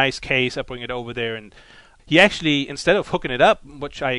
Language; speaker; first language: English; non-native, fluent; German